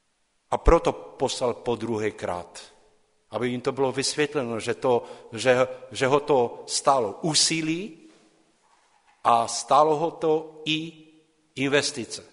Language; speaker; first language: Czech; non-native, local second language; Polish